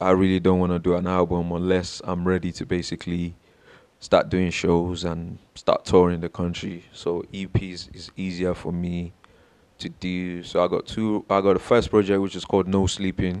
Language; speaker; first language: English; non-native, local second language; Yoruba